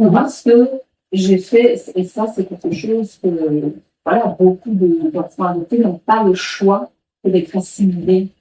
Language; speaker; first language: French; early bilingual, other home language; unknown